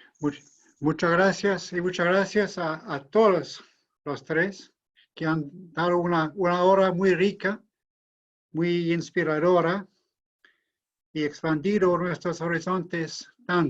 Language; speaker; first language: Spanish; non-native, fluent; English